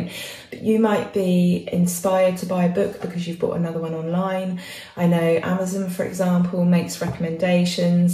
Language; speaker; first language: English; native; English